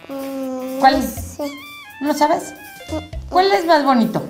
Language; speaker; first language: Spanish; native; Spanish